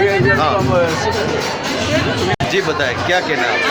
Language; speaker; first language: Hindi; native; Hindi